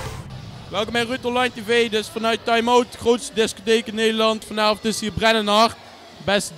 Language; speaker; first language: Dutch; native; Dutch